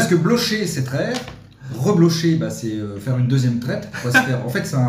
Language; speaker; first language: French; native; French